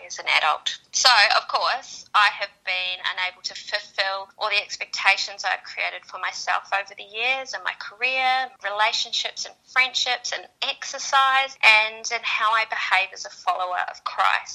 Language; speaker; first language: English; native; English